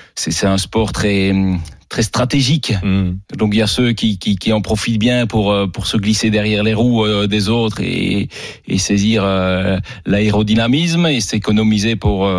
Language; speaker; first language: French; native; French